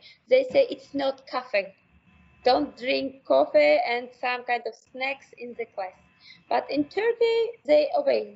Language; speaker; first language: English; non-native, learner; Uzbek